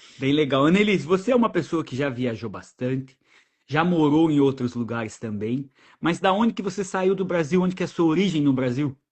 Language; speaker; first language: Portuguese; native; Portuguese